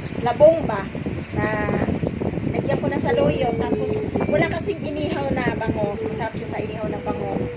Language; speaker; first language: Filipino; non-native, local second language; Cebuano